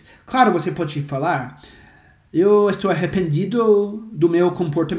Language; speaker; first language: Portuguese; non-native, fluent; English